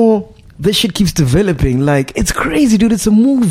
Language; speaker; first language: English; non-native, local second language; Venda